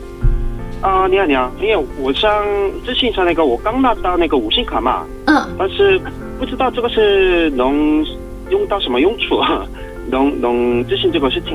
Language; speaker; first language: Chinese; non-native, local second language; Korean